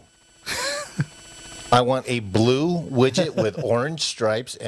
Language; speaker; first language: English; native; English